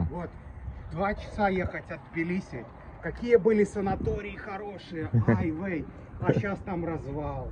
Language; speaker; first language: Russian; native; Russian